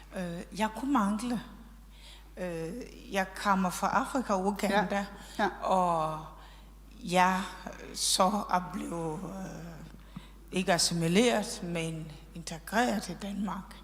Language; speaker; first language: Danish; non-native, fluent; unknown